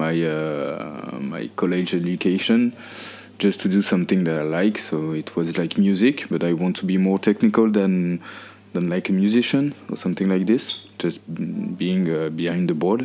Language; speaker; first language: English; non-native, fluent; French